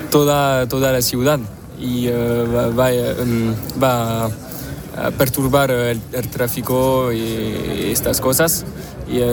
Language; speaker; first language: Spanish; non-native, learner; French